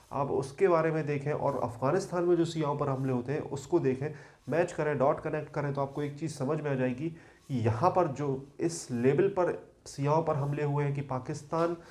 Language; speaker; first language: Hindi; native; Hindi